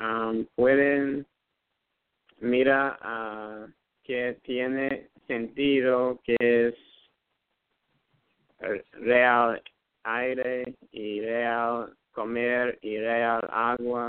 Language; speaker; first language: Spanish; non-native, learner; English